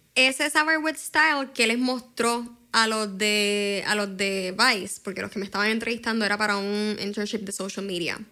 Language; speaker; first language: Spanish; native; Spanish